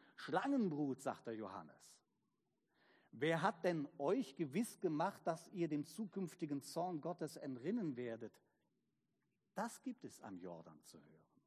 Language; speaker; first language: German; native; German